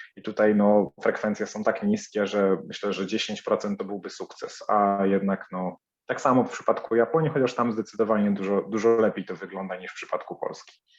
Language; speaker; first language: Polish; native; Polish